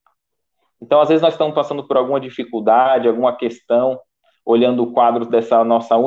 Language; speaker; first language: Portuguese; native; Portuguese